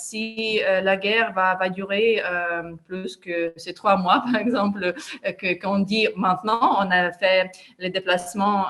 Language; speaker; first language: French; non-native, fluent; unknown